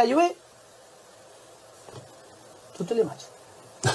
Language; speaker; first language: French; non-native, learner; Spanish